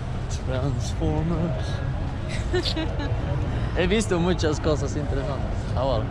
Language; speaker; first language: Spanish; non-native, learner; Swedish